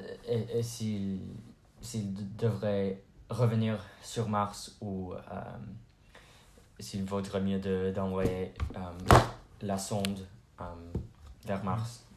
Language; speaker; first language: French; non-native, learner; English